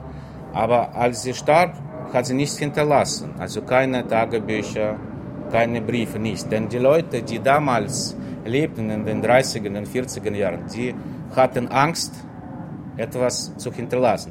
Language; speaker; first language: German; non-native, fluent; Russian